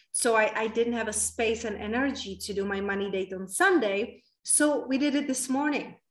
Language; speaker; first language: English; non-native, fluent; Czech